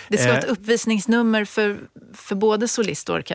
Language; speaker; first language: Swedish; native; Swedish